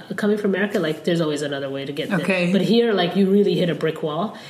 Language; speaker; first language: English; non-native, fluent; Somali